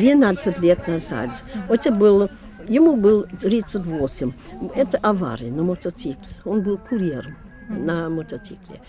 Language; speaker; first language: Russian; non-native, fluent; English